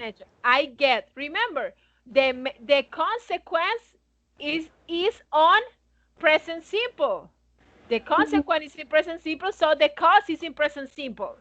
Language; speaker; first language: English; non-native, fluent; Spanish